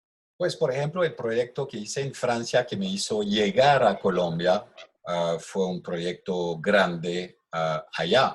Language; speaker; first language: Spanish; non-native, fluent; French